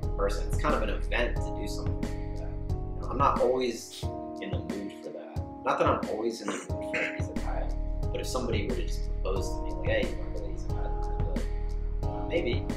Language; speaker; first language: English; native; English